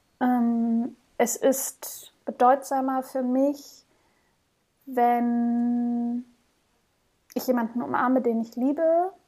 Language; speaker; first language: German; early bilingual, heritage; German